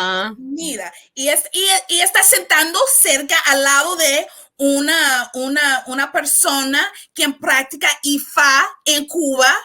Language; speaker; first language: Spanish; non-native, fluent; English